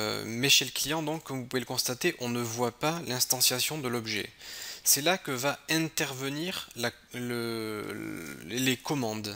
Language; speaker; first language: French; native; French